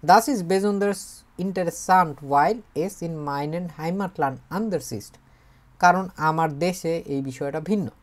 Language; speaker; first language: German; non-native, fluent; Bangla